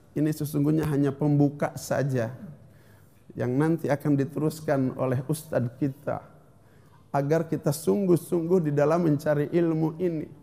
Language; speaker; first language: Indonesian; non-native, local second language; Sundanese